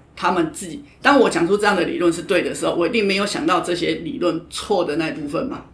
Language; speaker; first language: Chinese; native; Chinese